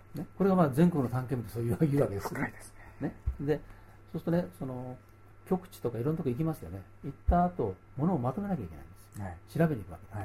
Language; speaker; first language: Japanese; native; Japanese